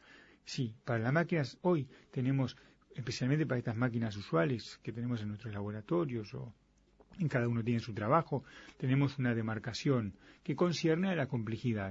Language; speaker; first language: Spanish; native; Spanish